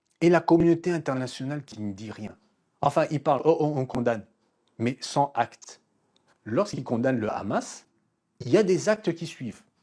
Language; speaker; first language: French; non-native, local second language; Lingala